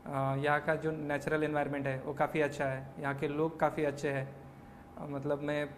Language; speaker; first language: Hindi; non-native, local second language; Marathi